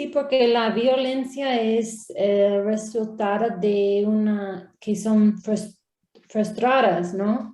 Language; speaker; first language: Spanish; non-native, learner; English